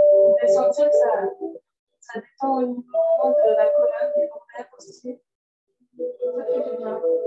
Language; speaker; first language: French; native; French